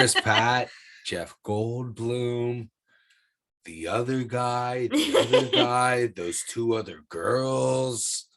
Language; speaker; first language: English; native; English